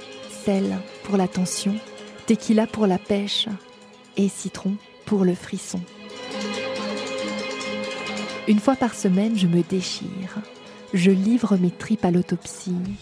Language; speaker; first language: French; native; French